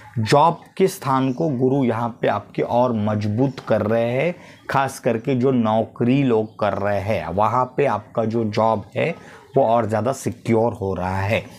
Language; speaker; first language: Hindi; non-native, local second language; Marathi